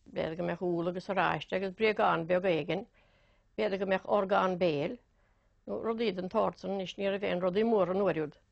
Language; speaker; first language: Irish; native; Irish